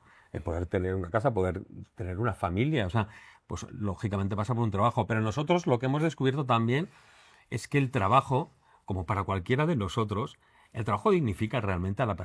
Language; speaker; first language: Spanish; native; Spanish